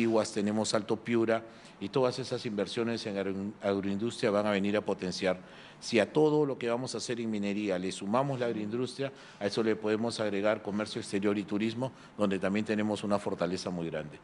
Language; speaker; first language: Spanish; native; Spanish